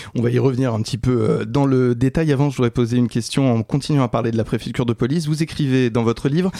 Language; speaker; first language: French; native; French